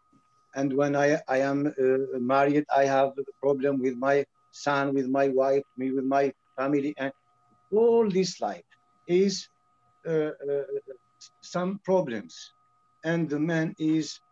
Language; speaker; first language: English; non-native, learner; French